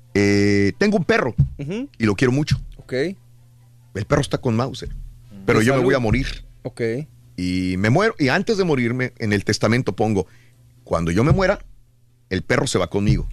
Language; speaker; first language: Spanish; native; Spanish